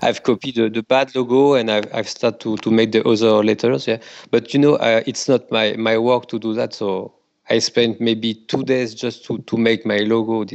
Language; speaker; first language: English; non-native, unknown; French